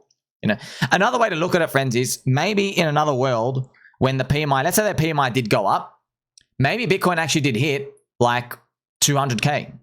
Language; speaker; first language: English; native; English